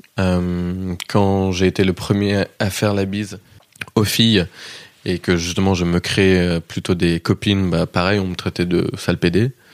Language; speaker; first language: French; early bilingual, heritage; French